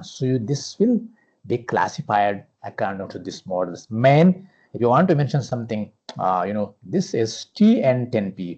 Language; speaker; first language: English; non-native, fluent; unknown